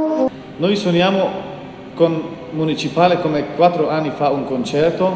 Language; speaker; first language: Italian; non-native, learner; Macedonian